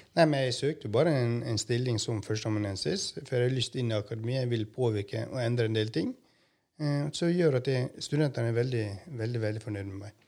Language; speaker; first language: Norwegian; native; Norwegian